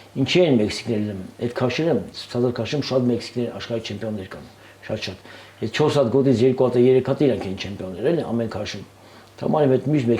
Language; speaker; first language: Armenian; native; Armenian